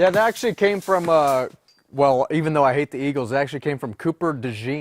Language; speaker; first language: English; native; English